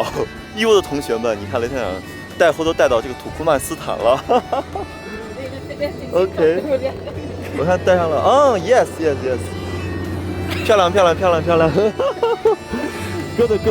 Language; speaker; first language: Chinese; native; Chinese